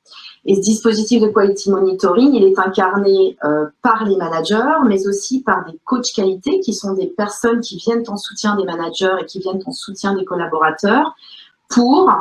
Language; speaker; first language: French; native; French